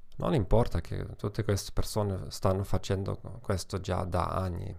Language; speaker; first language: Italian; non-native, learner; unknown